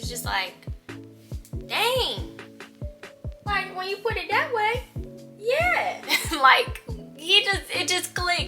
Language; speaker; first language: English; native; English